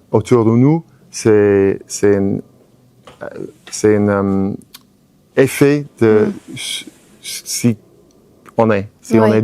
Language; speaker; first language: French; non-native, fluent; English